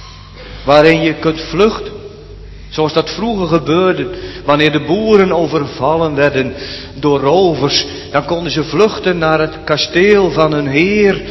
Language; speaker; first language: Dutch; native; Dutch